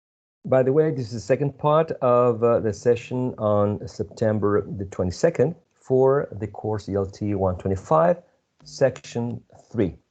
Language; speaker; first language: English; non-native, fluent; Spanish